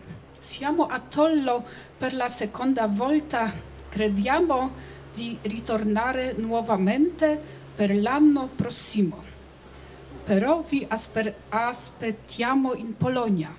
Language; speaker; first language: Italian; non-native, learner; Polish